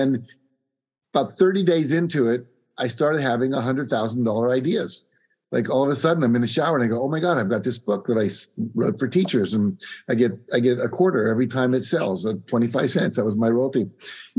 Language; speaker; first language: English; native; English